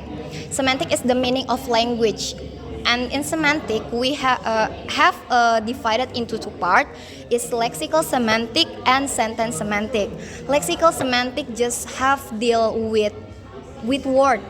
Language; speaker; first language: English; non-native, learner; Indonesian